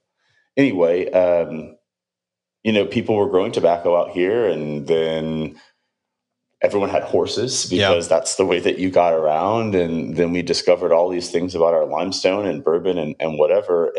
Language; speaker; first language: English; native; English